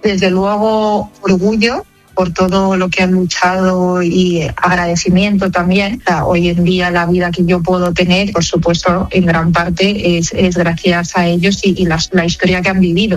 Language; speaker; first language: Spanish; native; Spanish